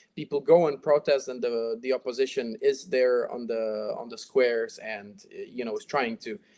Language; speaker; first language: English; non-native, fluent; Slovak